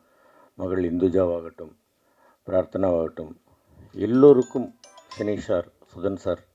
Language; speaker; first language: Tamil; native; Tamil